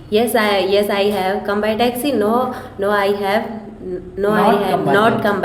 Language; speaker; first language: English; non-native, learner; Hindi